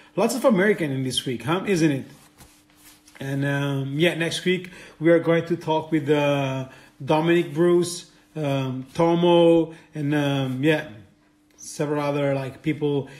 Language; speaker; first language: English; non-native, fluent; Italian